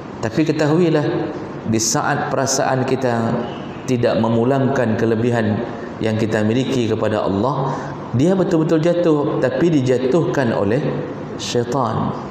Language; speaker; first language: Malay; non-native, local second language; Achinese